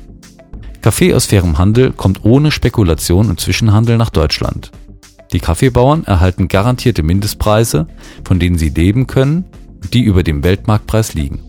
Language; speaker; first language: German; native; German